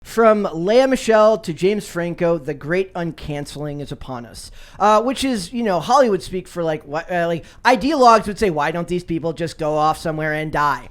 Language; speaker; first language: English; native; English